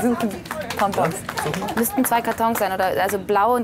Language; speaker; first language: German; native; German